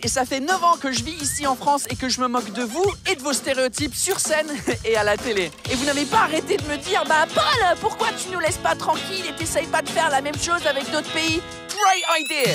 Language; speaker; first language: French; non-native, fluent; English